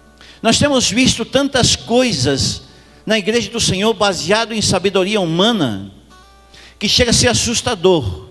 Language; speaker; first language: Portuguese; native; Portuguese